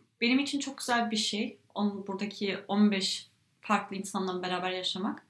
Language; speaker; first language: Turkish; early bilingual, heritage; Turkish